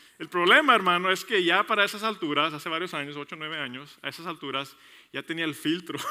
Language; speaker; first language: Spanish; early bilingual, heritage; Spanish